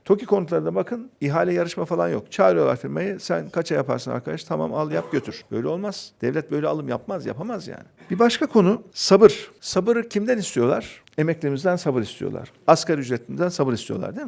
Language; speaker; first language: Turkish; native; Turkish